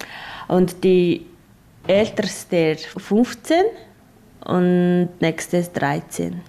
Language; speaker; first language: German; non-native, learner; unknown